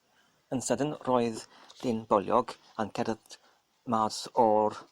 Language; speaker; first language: Welsh; non-native, learner; English